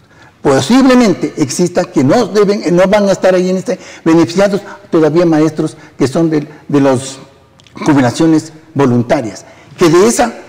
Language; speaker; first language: Spanish; native; Spanish